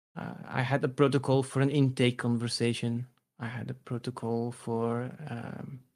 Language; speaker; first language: English; non-native, fluent; Dutch